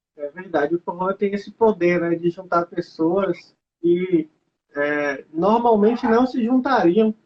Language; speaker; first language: Portuguese; native; Portuguese